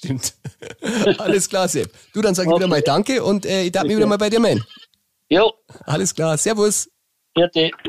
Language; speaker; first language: German; native; German